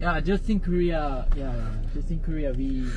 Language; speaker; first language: English; non-native, learner; Korean